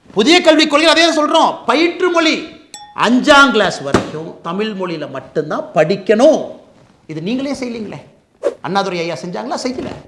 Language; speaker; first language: Tamil; native; Tamil